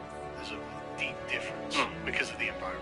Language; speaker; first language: English; native; English